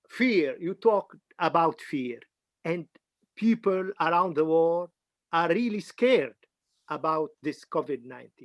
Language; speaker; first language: English; non-native, fluent; Arabic